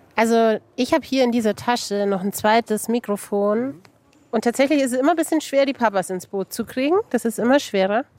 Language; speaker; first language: German; native; German